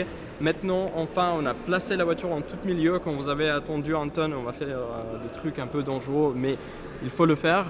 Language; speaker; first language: French; non-native, fluent; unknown